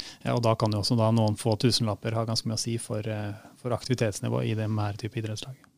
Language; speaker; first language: Norwegian; native; Norwegian